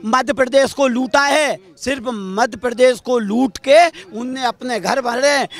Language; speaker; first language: Hindi; native; Hindi